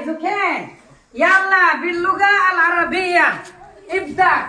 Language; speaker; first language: Arabic; non-native, fluent; Bangla